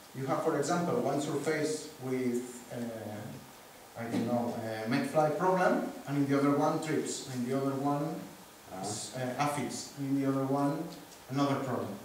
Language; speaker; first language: English; non-native, fluent; Spanish